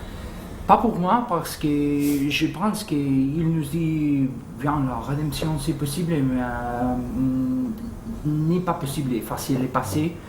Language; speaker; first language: French; non-native, fluent; Spanish